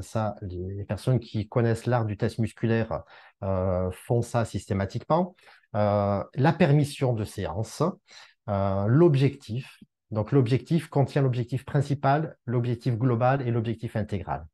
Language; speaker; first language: French; native; French